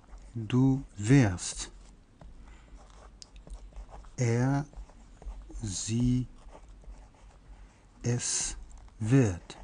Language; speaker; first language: German; non-native, fluent; Persian